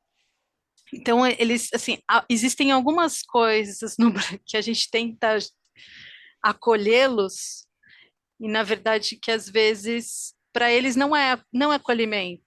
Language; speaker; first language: Portuguese; native; Portuguese